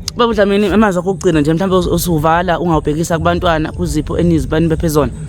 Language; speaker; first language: Zulu; native; Zulu